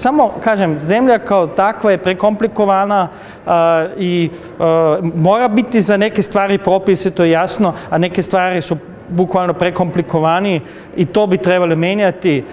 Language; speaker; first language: Serbian; non-native, fluent; German